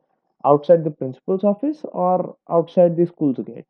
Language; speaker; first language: English; non-native, local second language; Hindi